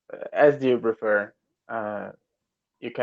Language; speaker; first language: English; non-native, learner; Portuguese